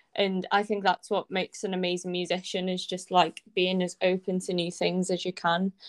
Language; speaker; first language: English; native; English